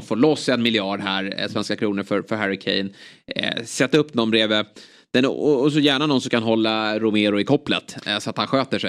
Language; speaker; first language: Swedish; native; Swedish